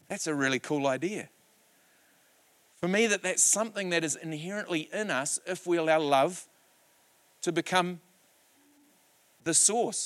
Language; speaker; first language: English; native; English